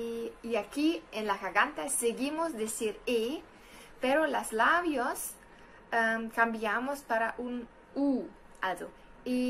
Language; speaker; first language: Spanish; non-native, learner; German